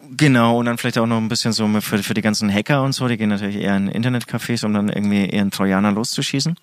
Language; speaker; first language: German; native; German